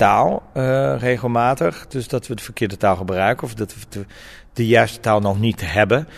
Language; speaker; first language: Dutch; non-native, fluent; Portuguese